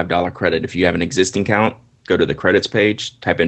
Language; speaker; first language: English; native; English